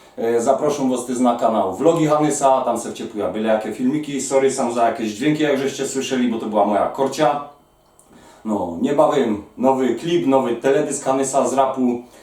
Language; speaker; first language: Polish; native; Polish